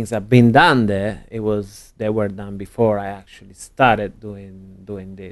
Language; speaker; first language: English; non-native, fluent; Italian